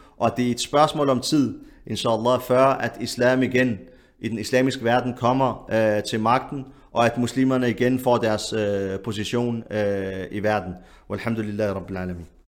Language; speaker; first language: Danish; early bilingual, other home language; Arabic